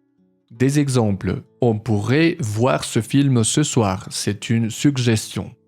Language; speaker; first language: French; non-native, fluent; Spanish